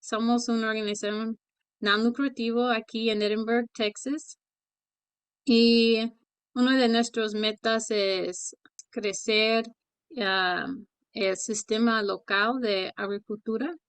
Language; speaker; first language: Spanish; early bilingual, heritage; Spanish